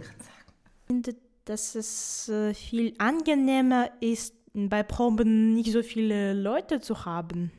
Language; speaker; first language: German; non-native, fluent; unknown